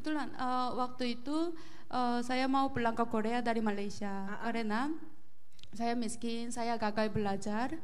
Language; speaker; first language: Indonesian; non-native, learner; Korean